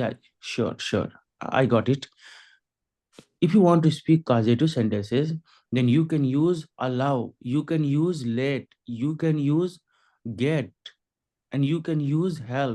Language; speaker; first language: English; non-native, fluent; Hindi